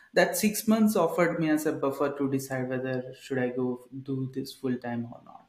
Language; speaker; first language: English; non-native, local second language; Telugu